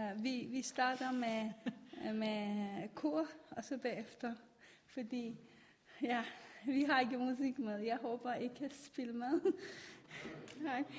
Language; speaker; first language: Danish; non-native, fluent; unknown